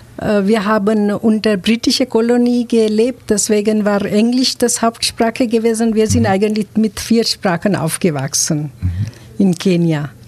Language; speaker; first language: German; non-native, fluent; Gujarati